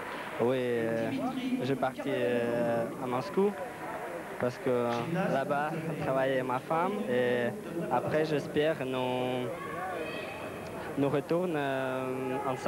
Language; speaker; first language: French; non-native, learner; Russian